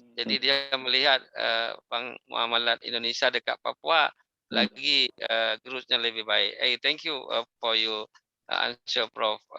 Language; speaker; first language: Malay; native; Malay